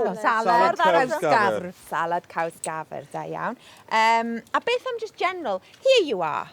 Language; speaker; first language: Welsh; native; Welsh